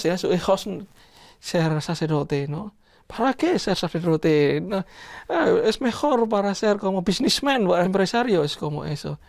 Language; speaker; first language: Spanish; non-native, learner; Indonesian